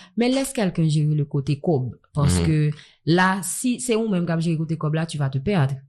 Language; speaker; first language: French; non-native, local second language; Haitian Creole